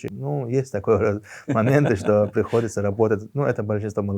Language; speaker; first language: Russian; non-native, local second language; Chechen